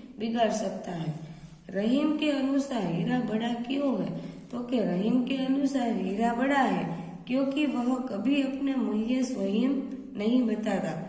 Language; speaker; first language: Hindi; non-native, local second language; Gujarati